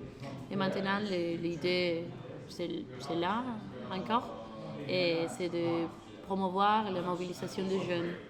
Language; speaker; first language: French; non-native, learner; Spanish